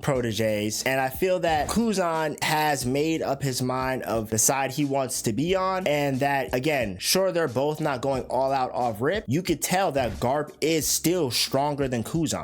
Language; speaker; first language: English; native; English